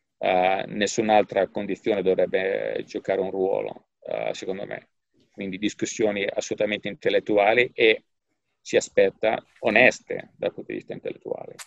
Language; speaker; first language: Italian; native; Italian